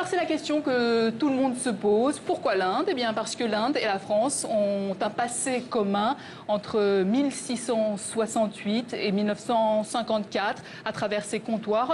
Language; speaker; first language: French; native; French